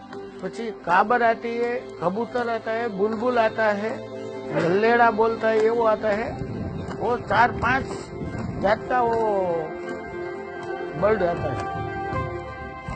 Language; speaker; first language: Hindi; non-native, local second language; Gujarati